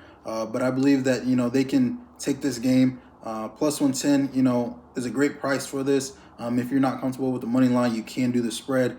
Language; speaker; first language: English; native; English